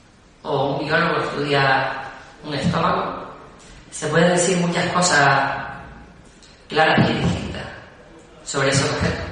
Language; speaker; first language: Spanish; native; Spanish